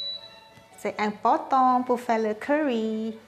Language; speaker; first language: French; non-native, learner; Thai